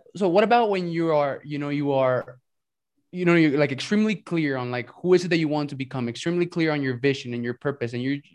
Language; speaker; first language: English; early bilingual, other home language; Spanish